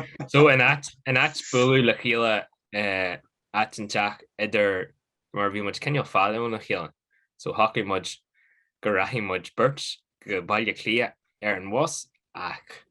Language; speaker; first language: Irish; non-native, local second language; English